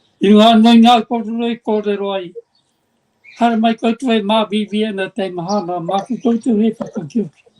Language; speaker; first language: Māori; native; Māori